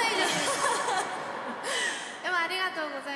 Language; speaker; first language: Japanese; non-native, learner; Korean